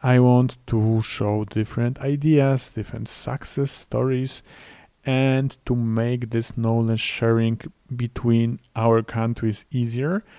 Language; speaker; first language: English; non-native, fluent; Polish